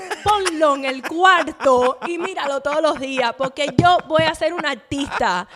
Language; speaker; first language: Spanish; early bilingual, heritage; Spanish